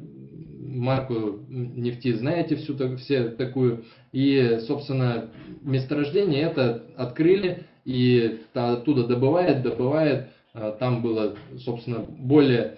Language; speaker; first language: Russian; native; Russian